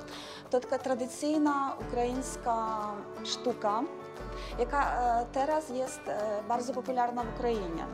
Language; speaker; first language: Polish; non-native, learner; Ukrainian